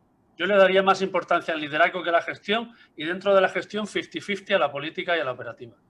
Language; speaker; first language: Spanish; native; Spanish